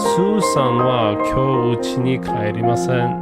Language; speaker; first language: Japanese; non-native, learner; English